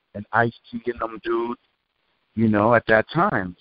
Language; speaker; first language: English; native; English